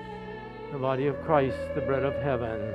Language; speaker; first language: English; native; English